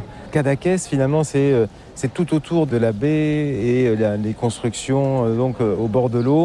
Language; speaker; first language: French; native; French